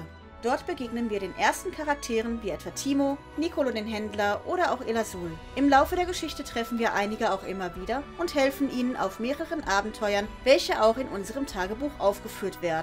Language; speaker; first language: German; native; German